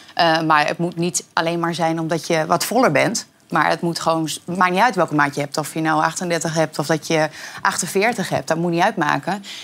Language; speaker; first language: Dutch; native; Dutch